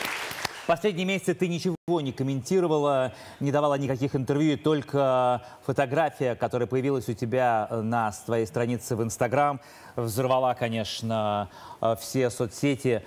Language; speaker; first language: Russian; native; Russian